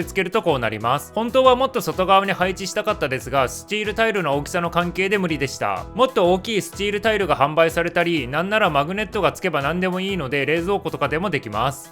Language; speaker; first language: Japanese; native; Japanese